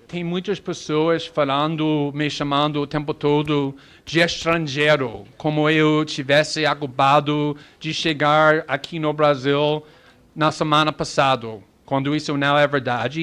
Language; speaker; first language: Portuguese; non-native, fluent; English